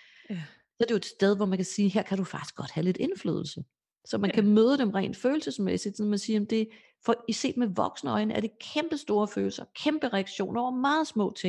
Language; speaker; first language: Danish; native; Danish